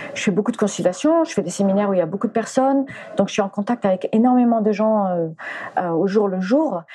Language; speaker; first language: French; early bilingual, other home language; English